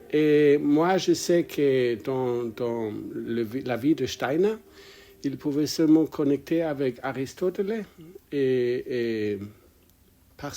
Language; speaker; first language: French; non-native, learner; English